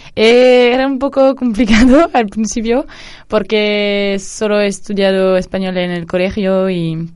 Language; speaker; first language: Spanish; non-native, fluent; French